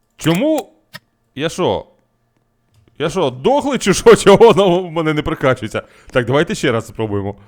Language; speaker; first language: Ukrainian; native; Ukrainian